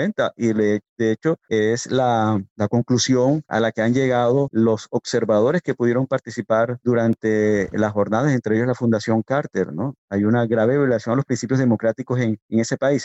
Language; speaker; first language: Spanish; native; Spanish